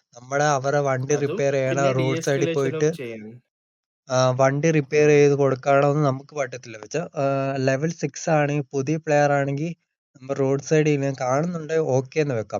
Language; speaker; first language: Malayalam; early bilingual, heritage; Malayalam